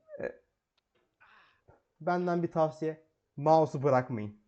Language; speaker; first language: Turkish; native; Turkish